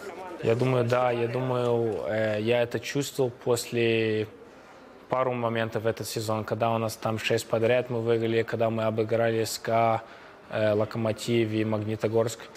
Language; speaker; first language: Russian; early bilingual, heritage; Russian